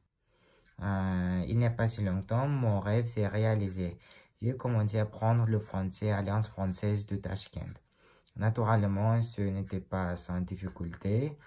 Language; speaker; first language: French; non-native, learner; Uzbek